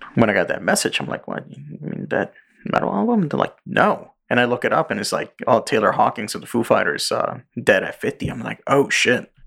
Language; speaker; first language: English; early bilingual, other home language; Spanish